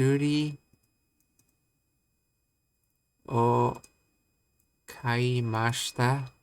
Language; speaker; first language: Japanese; non-native, learner; English